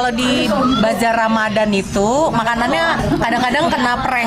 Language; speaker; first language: Indonesian; native; Indonesian